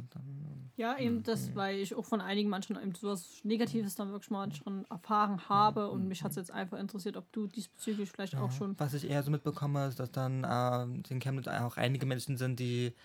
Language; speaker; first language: German; native; German